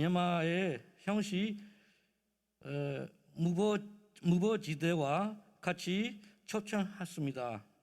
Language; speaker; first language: Korean; non-native, learner; Burmese